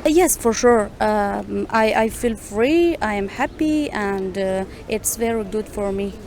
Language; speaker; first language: English; non-native, learner; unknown